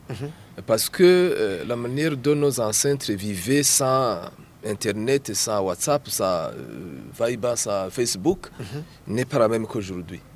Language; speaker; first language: French; non-native, local second language; Rundi